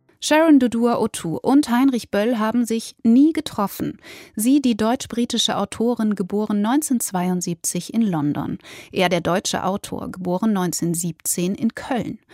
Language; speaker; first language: German; native; German